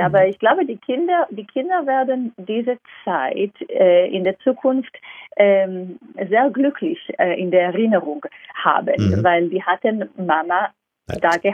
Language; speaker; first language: German; non-native, fluent; Hebrew